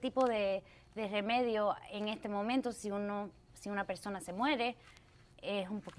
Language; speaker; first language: Spanish; early bilingual, heritage; Spanish